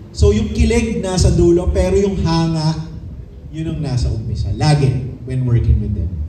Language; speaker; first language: Filipino; native; Filipino